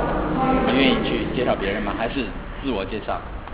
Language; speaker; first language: Chinese; native; Chinese